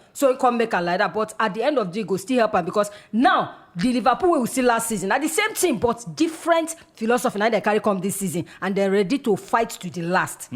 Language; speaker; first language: Nigerian Pidgin; native; Nigerian Pidgin